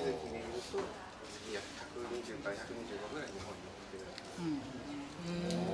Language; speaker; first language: Japanese; early bilingual, heritage; Japanese